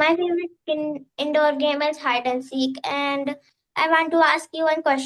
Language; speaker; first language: English; non-native, fluent; Hindi